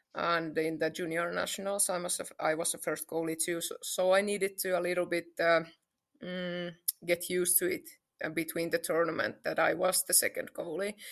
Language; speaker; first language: English; non-native, fluent; Finnish